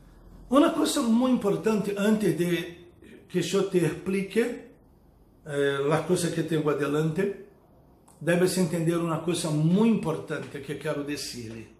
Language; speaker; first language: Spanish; non-native, fluent; Portuguese